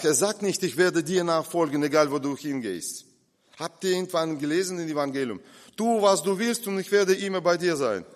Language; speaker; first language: German; non-native, fluent; Russian